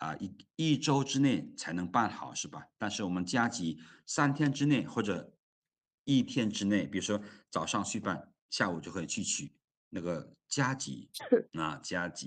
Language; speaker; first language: Chinese; non-native, fluent; Lao